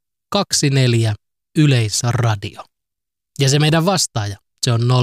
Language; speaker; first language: Finnish; native; Finnish